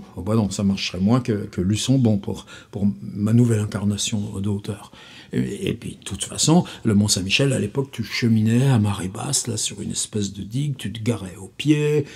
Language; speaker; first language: French; native; French